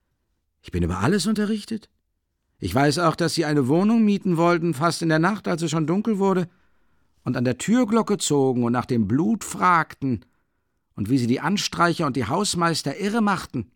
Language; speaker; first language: German; native; German